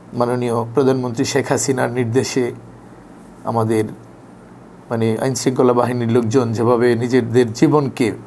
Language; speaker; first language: Bangla; native; Bangla